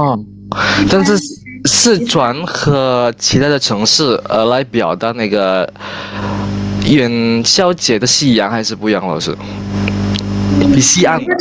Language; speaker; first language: Chinese; non-native, learner; Indonesian